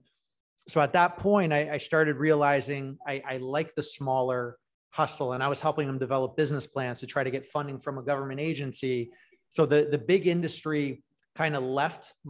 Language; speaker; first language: English; native; English